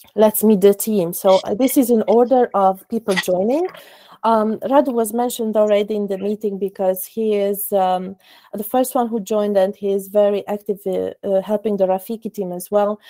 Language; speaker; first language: English; non-native, fluent; Romanian